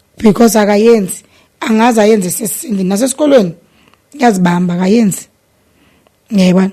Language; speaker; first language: Zulu; native; Zulu